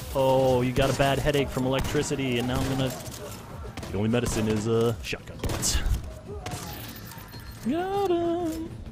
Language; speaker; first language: English; native; English